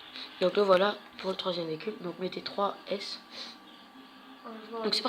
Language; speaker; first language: French; native; French